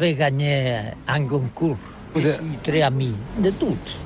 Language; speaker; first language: French; non-native, learner; Catalan